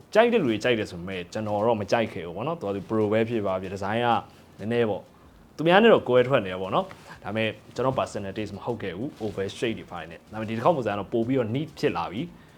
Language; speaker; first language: Burmese; native; Burmese